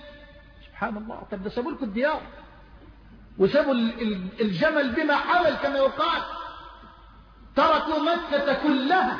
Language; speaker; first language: Arabic; native; Arabic